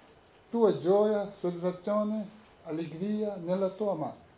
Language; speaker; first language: Italian; non-native, learner; Tibetan